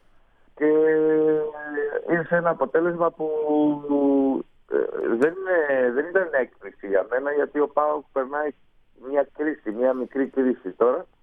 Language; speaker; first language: Greek; non-native, fluent; Spanish